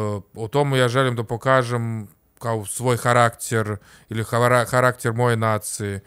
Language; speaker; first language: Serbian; non-native, learner; Russian